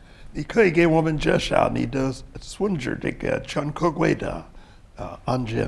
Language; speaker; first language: Chinese; non-native, fluent; English